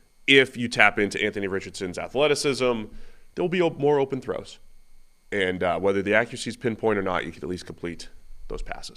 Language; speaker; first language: English; native; English